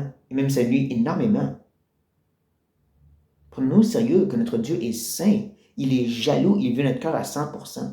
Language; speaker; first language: French; native; French